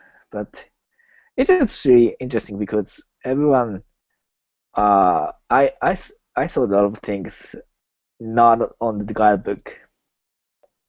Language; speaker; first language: English; non-native, learner; Japanese